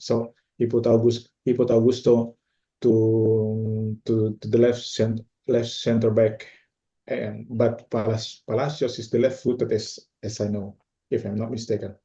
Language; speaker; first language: English; non-native, fluent; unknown